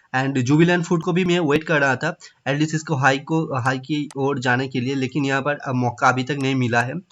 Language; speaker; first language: Hindi; non-native, local second language; Bangla